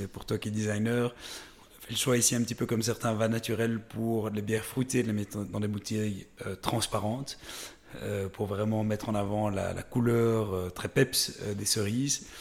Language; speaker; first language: French; native; French